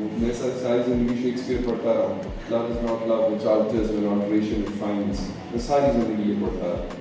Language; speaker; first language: Urdu; non-native, local second language; Pahari-Potwari